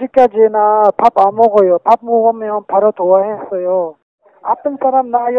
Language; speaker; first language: Korean; non-native, learner; Uzbek